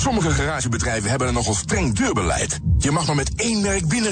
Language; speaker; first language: Dutch; native; Dutch